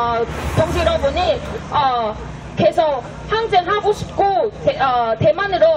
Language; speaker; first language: Korean; non-native, fluent; Chinese